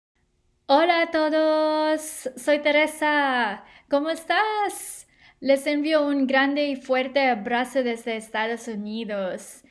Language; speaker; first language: Spanish; non-native, fluent; English